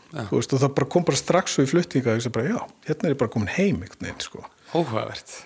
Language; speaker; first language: Icelandic; native; Icelandic